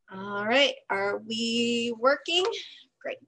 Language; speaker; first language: English; native; English